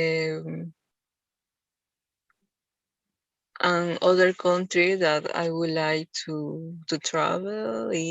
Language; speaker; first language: English; non-native, learner; Spanish